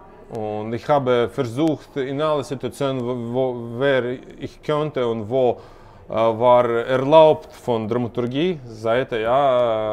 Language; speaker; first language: German; non-native, learner; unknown